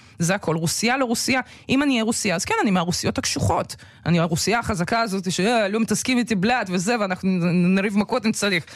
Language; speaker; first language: Hebrew; early bilingual, other home language; Russian